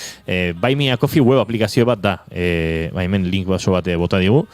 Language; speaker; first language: Basque; native; Basque